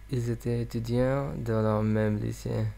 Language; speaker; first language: French; non-native, learner; English